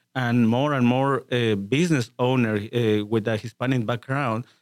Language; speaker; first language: English; non-native, fluent; Spanish